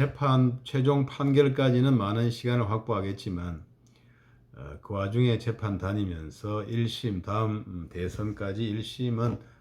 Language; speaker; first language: Korean; native; Korean